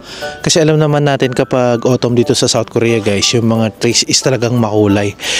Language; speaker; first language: Filipino; native; Filipino